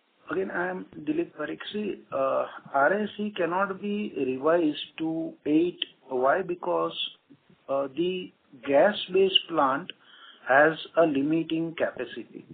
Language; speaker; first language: English; non-native, local second language; Gujarati